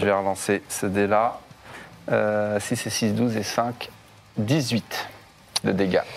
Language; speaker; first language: French; native; French